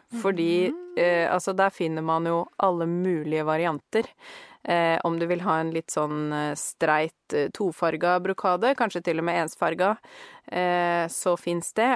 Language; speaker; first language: Norwegian; native; Norwegian